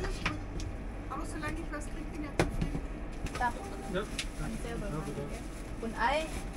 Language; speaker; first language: German; non-native, learner; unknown